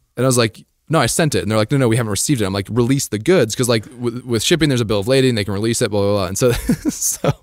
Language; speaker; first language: English; native; English